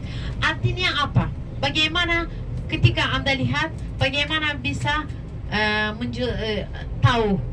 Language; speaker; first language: Indonesian; non-native, fluent; Turkish